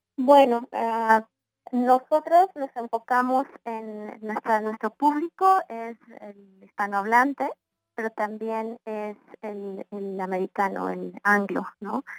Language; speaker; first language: Spanish; native; Spanish